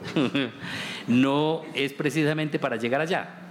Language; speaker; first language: Spanish; native; Spanish